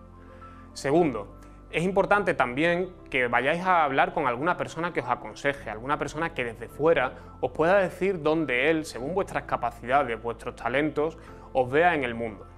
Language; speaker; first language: Spanish; native; Spanish